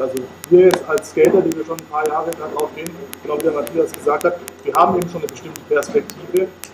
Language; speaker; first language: German; native; German